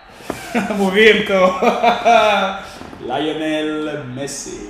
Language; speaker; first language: Polish; non-native, learner; Italian